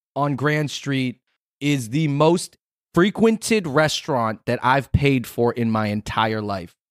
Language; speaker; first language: English; native; English